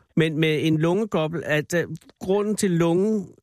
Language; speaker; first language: Danish; native; Danish